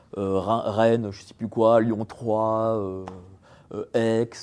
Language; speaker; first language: French; early bilingual, other home language; Polish